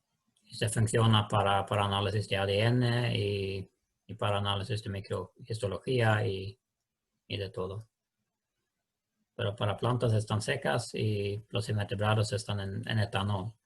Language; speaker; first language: Spanish; non-native, learner; Swedish